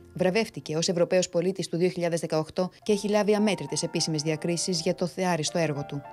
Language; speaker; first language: Greek; native; Greek